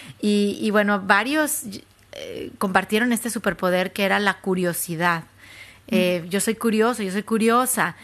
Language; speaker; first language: Spanish; native; Spanish